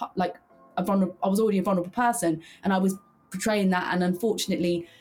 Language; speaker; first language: English; early bilingual, heritage; English